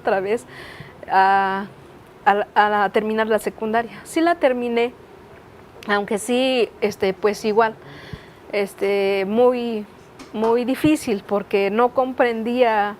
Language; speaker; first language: Spanish; non-native, local second language; Nahuatl languages